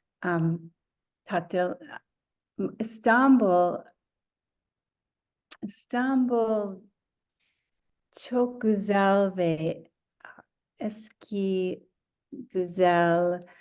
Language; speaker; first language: Turkish; non-native, learner; English